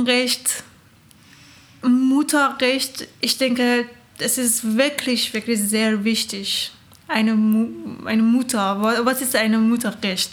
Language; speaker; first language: German; non-native, learner; Persian